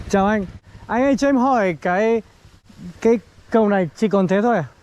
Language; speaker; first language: Vietnamese; non-native, fluent; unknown